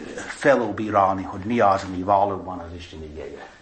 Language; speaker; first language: Hungarian; non-native, fluent; English